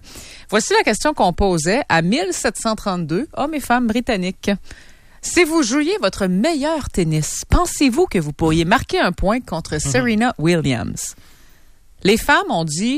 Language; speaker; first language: French; native; French